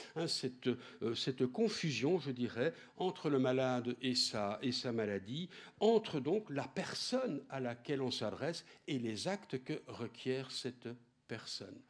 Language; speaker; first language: French; native; French